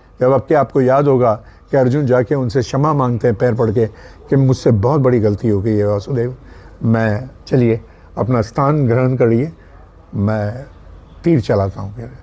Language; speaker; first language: Hindi; native; Hindi